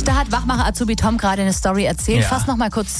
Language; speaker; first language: German; native; German